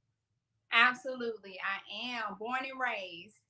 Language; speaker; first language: English; native; English